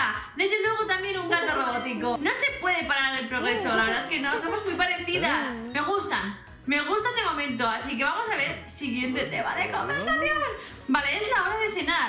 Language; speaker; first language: Spanish; native; Spanish